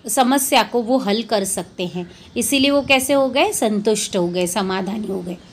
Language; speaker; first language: Hindi; non-native, local second language; Marathi